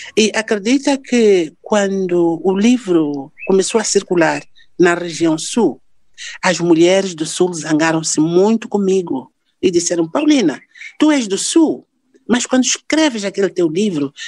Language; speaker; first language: Portuguese; non-native, local second language; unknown